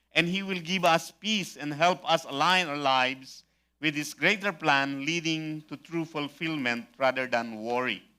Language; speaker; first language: English; non-native, local second language; Filipino